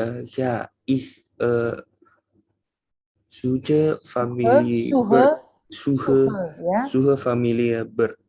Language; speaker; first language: German; non-native, learner; Indonesian